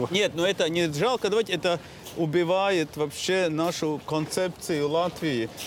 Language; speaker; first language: Russian; non-native, local second language; Latvian